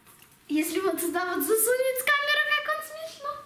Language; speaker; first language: Russian; non-native, local second language; Lithuanian